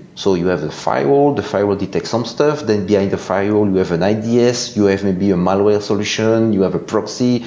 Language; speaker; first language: English; non-native, fluent; French